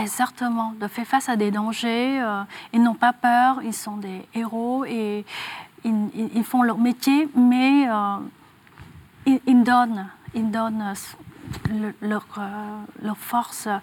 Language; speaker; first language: French; non-native, fluent; Vietnamese